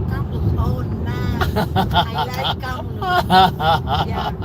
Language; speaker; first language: English; non-native, learner; Spanish